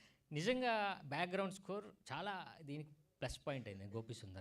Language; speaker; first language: Telugu; native; Telugu